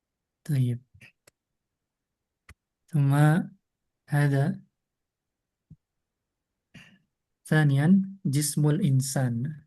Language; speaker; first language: Arabic; non-native, fluent; Indonesian